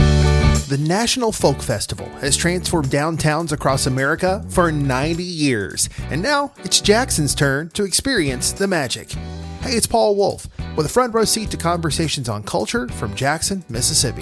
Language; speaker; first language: English; native; English